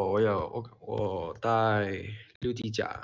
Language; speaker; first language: Chinese; non-native, local second language; Cantonese